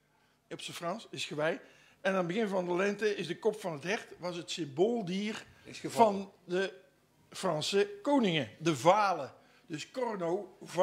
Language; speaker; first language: Dutch; native; Dutch